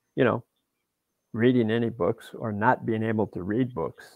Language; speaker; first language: English; native; English